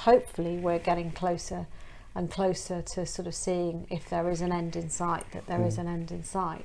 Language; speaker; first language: English; native; English